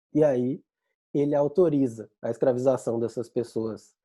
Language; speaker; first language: Portuguese; native; Portuguese